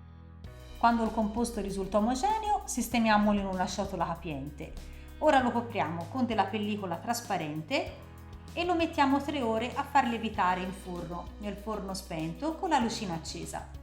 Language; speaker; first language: Italian; native; Italian